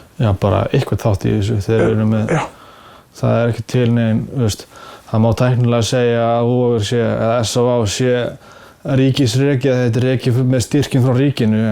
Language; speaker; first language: Icelandic; native; Icelandic